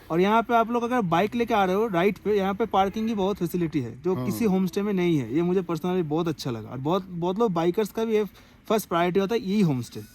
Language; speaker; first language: Hindi; non-native, local second language; Bangla